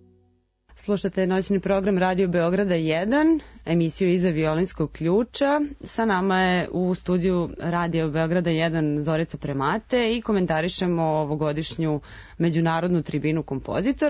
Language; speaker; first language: Serbian; native; Serbian